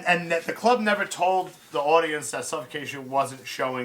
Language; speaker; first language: English; native; English